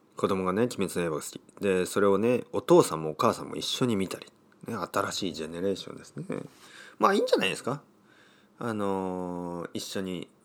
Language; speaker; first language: Japanese; native; Japanese